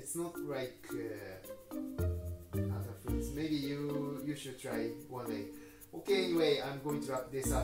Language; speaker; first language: English; non-native, fluent; Japanese